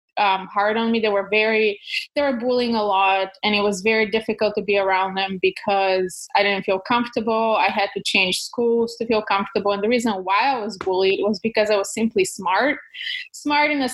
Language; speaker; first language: English; non-native, fluent; Bulgarian